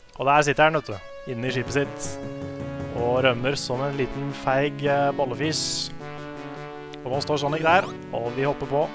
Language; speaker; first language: Norwegian; native; Norwegian